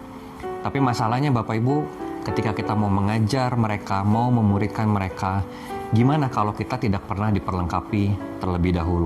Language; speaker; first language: Indonesian; native; Indonesian